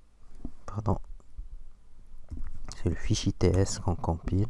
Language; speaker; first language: French; non-native, local second language; Arabic